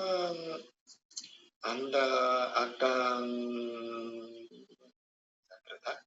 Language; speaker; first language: Indonesian; non-native, learner; Korean